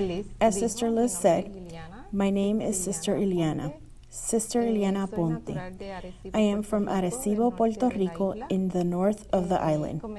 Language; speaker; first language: English; non-native, local second language; Spanish